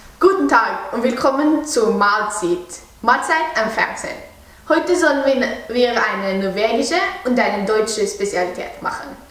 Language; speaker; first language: German; non-native, learner; Norwegian